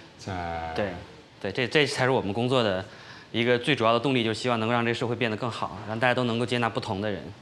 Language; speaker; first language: Chinese; native; Chinese